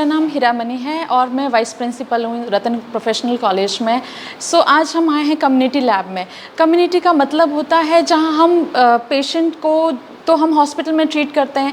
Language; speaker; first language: Hindi; non-native, local second language; Punjabi